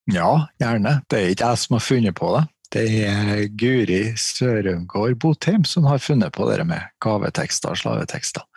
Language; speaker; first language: Norwegian; native; Norwegian